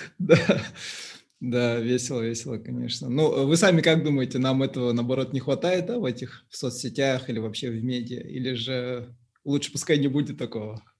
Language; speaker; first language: Russian; native; Russian